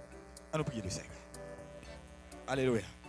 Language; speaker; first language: French; non-native, local second language; Haitian Creole